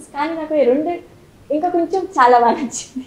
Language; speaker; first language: Telugu; non-native, local second language; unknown